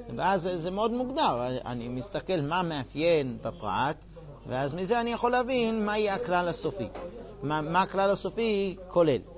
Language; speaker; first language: Hebrew; non-native, fluent; English